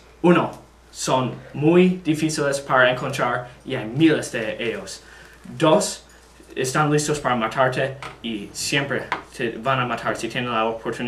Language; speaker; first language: Spanish; non-native, learner; English